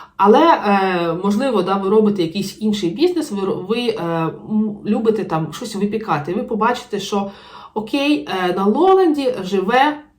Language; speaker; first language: Ukrainian; native; Ukrainian